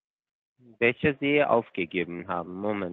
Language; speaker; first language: German; non-native, fluent; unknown